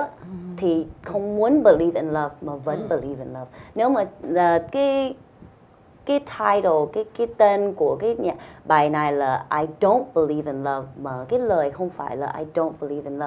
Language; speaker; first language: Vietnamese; early bilingual, heritage; Vietnamese